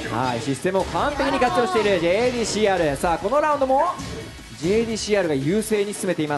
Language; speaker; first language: Japanese; native; Japanese